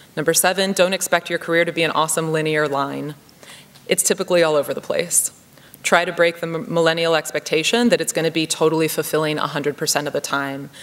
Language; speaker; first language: English; native; English